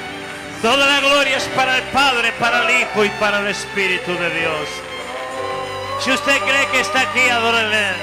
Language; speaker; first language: Spanish; native; Spanish